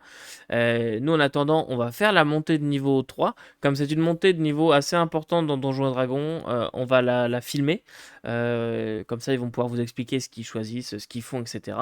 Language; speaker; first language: French; native; French